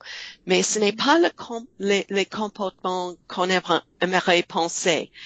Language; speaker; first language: French; non-native, fluent; English